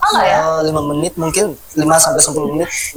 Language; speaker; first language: Indonesian; non-native, fluent; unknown